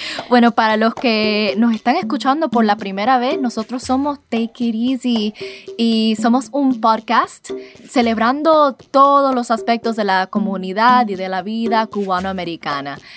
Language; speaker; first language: Spanish; early bilingual, heritage; Spanish